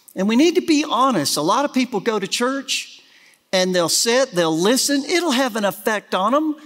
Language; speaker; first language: English; native; English